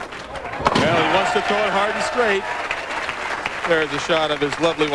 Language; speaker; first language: English; native; English